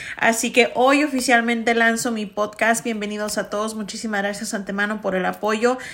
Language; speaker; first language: Spanish; early bilingual, heritage; Spanish